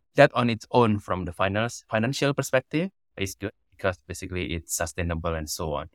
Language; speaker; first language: English; non-native, fluent; Indonesian